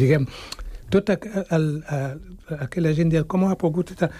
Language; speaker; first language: Catalan; non-native, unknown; Wolof